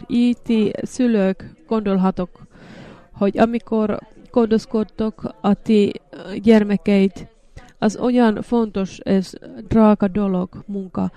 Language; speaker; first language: Hungarian; non-native, learner; Finnish